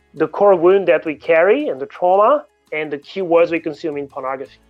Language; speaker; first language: English; non-native, fluent; French